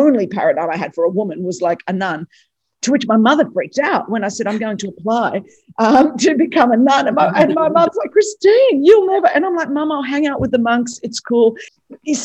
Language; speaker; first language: English; non-native, local second language; Greek